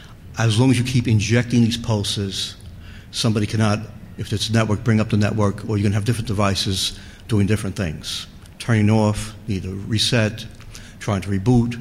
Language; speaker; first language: English; native; English